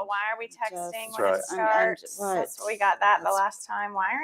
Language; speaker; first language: English; native; English